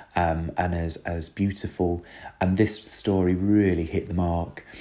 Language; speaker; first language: English; native; English